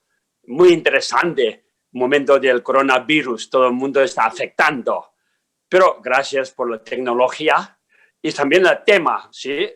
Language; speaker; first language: Spanish; non-native, learner; Tibetan